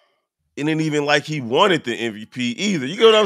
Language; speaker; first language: English; native; English